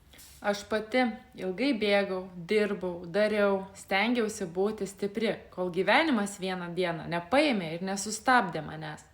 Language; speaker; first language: Lithuanian; native; Lithuanian